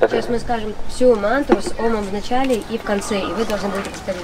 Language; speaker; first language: Russian; native; Russian